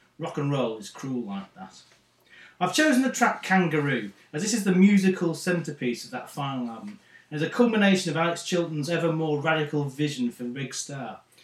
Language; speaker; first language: English; native; English